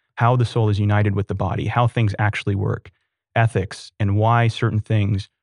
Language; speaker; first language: English; native; English